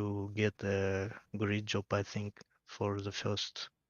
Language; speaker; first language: English; non-native, learner; Russian